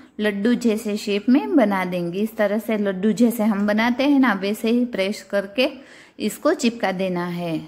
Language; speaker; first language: Hindi; non-native, local second language; Gujarati